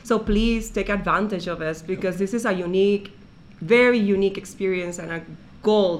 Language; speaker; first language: English; non-native, fluent; Spanish